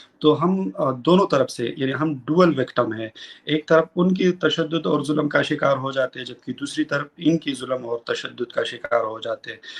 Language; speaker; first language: Urdu; non-native, local second language; Pashto